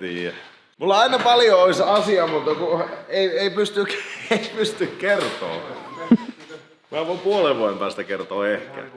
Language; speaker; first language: Finnish; native; Finnish